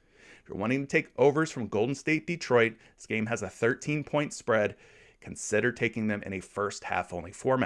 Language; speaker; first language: English; native; English